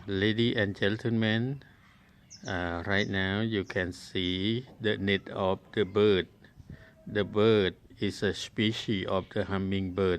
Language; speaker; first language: English; non-native, learner; Thai